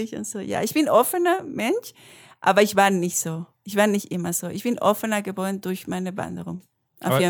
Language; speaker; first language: German; non-native, learner; Spanish